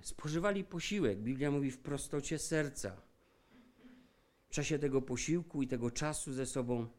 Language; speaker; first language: Polish; native; Polish